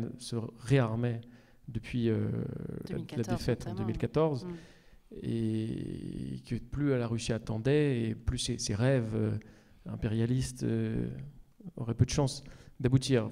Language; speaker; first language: French; native; French